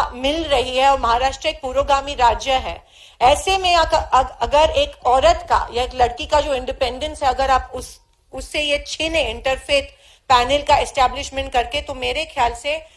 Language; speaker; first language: Hindi; non-native, local second language; Marathi